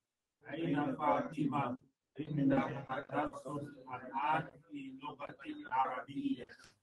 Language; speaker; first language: Arabic; non-native, learner; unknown